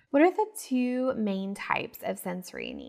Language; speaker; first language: English; native; English